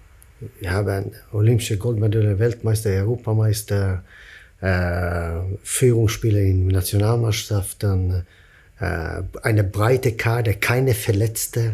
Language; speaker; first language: German; non-native, fluent; Swedish